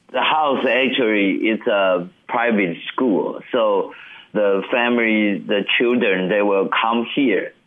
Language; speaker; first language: English; non-native, learner; Chinese